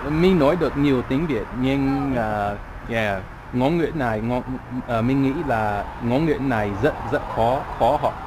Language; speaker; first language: Vietnamese; non-native, learner; English